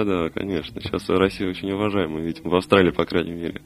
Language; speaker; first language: Russian; native; Russian